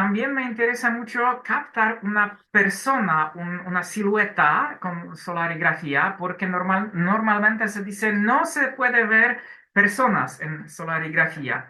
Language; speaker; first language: Spanish; non-native, learner; Polish